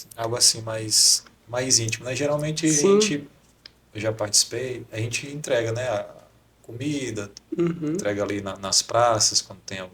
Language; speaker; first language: Portuguese; native; Portuguese